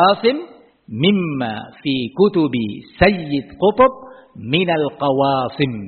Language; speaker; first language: Arabic; non-native, fluent; Indonesian